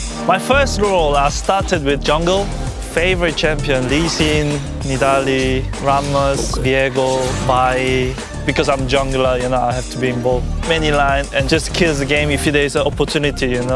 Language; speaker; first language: English; non-native, fluent; Korean